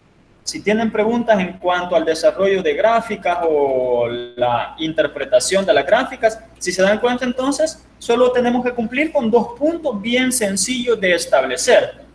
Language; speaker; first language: Spanish; native; Spanish